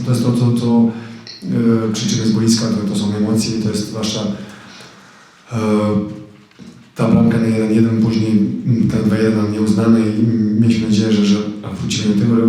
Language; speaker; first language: Polish; non-native, fluent; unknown